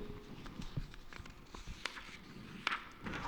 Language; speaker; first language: English; native; English